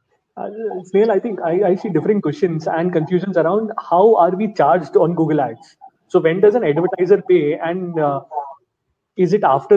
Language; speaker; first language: English; non-native, local second language; Hindi